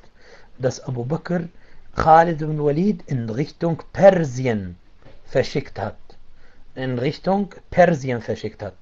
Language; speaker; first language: German; non-native, fluent; Arabic